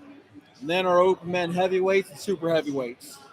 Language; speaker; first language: English; native; English